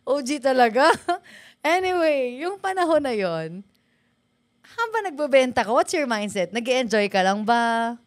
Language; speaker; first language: Filipino; native; Filipino